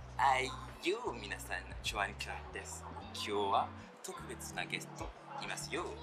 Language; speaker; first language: Japanese; non-native, learner; French